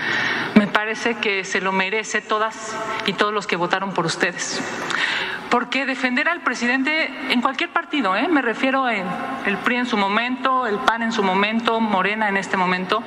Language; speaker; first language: Spanish; native; Spanish